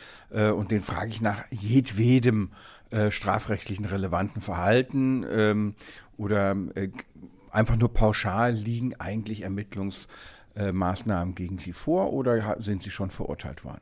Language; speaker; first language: German; native; German